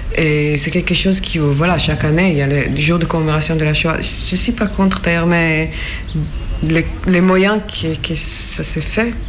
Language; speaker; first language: French; non-native, fluent; Hebrew